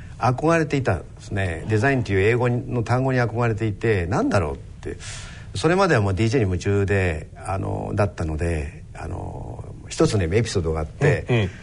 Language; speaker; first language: Japanese; native; Japanese